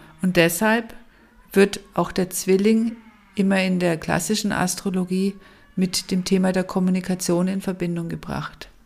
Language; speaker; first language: German; native; German